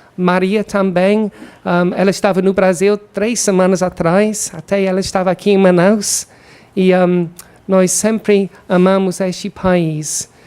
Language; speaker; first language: Portuguese; non-native, fluent; English